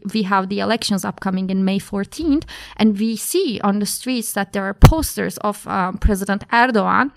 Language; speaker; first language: English; non-native, fluent; Turkish